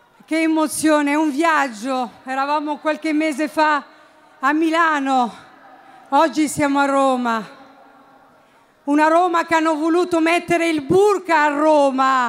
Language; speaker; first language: Italian; non-native, fluent; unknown